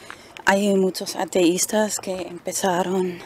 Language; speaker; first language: Spanish; non-native, fluent; German